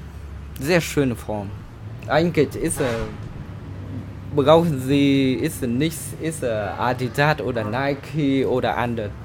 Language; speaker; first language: German; non-native, learner; Vietnamese